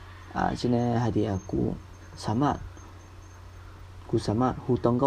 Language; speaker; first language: Chinese; non-native, fluent; Hmong